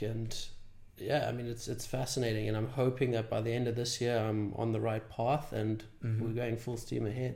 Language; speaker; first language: English; native; English